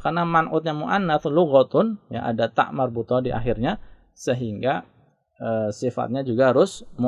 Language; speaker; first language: Indonesian; native; Indonesian